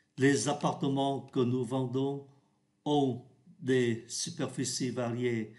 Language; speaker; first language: French; non-native, fluent; Vietnamese